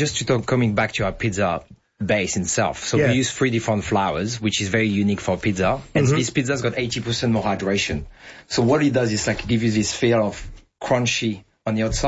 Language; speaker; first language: English; non-native, fluent; French